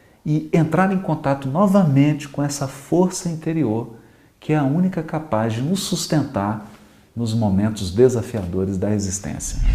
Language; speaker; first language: Portuguese; native; Portuguese